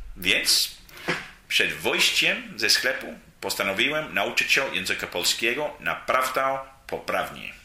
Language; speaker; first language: Polish; non-native, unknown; English